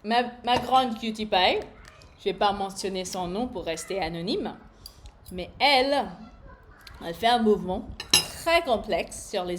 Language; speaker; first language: French; non-native, fluent; English